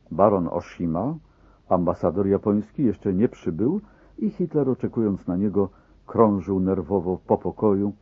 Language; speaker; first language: Polish; native; Polish